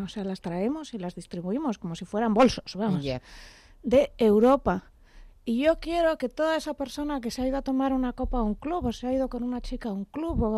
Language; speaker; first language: Spanish; native; Spanish